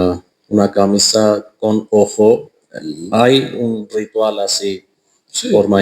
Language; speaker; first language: Spanish; non-native, fluent; Armenian